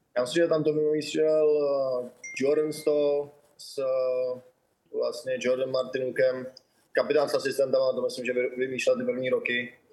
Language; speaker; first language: Czech; native; Czech